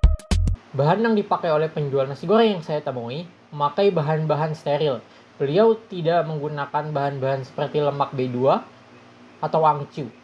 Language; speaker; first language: Indonesian; native; Indonesian